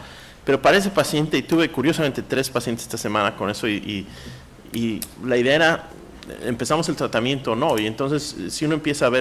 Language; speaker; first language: Spanish; native; Spanish